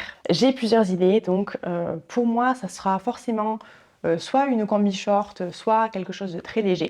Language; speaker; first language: French; native; French